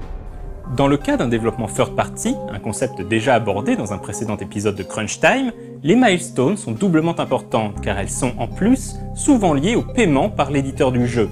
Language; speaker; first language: French; native; French